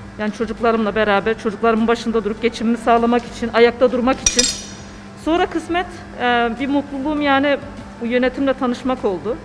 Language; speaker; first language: Turkish; native; Turkish